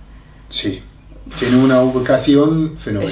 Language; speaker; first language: Spanish; non-native, fluent; English